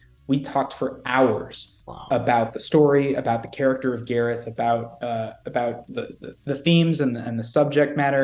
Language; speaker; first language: English; native; English